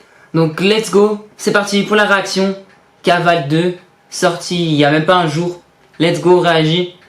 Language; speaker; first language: French; native; French